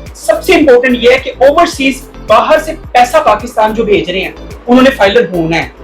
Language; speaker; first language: Urdu; non-native, local second language; Punjabi